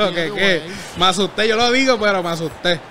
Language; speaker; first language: Spanish; native; Spanish